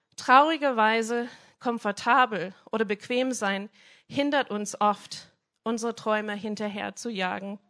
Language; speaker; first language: German; non-native, fluent; English